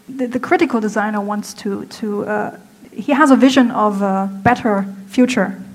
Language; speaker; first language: English; non-native, fluent; German